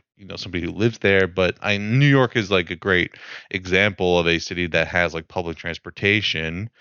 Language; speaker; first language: English; native; English